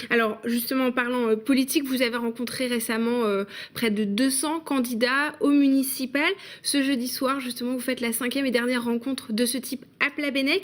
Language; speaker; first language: French; native; French